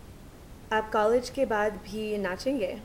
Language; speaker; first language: Hindi; non-native, learner; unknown